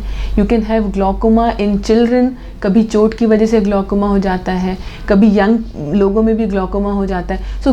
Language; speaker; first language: Hindi; native; Hindi